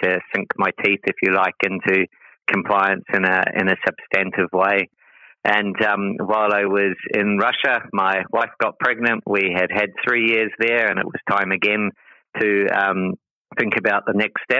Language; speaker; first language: English; native; English